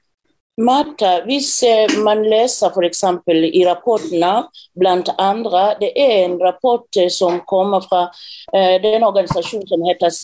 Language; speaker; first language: Norwegian; non-native, fluent; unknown